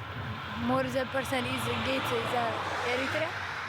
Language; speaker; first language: English; non-native, learner; Amharic